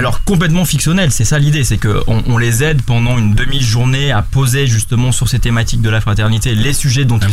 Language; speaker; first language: French; native; French